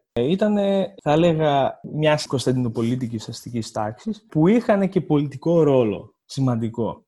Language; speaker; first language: Greek; native; Greek